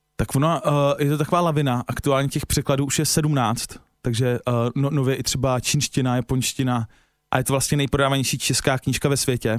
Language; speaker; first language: Czech; native; Czech